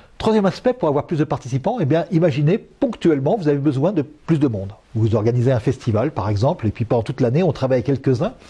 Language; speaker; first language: French; native; French